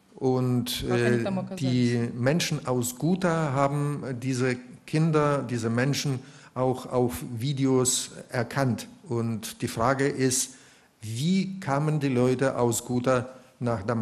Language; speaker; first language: German; non-native, fluent; Russian